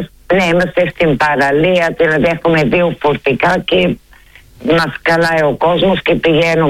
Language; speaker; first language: Greek; early bilingual, heritage; Greek